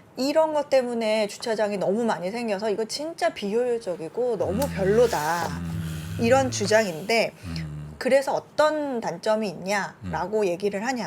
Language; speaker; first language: Korean; native; Korean